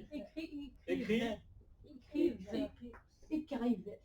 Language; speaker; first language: French; non-native, learner; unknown